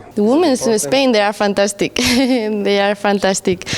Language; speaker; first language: English; non-native, learner; Spanish